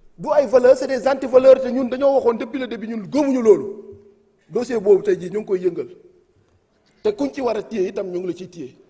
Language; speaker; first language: Wolof; non-native, local second language; Fula